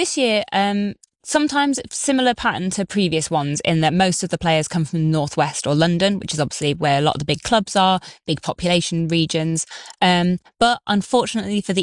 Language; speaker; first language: English; native; English